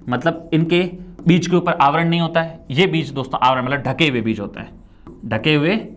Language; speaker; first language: Hindi; native; Hindi